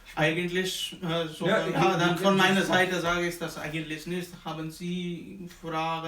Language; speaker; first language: German; non-native, learner; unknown